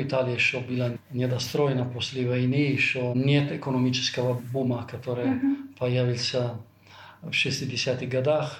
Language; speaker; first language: Russian; non-native, fluent; Italian